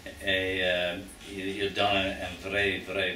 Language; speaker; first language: French; non-native, learner; English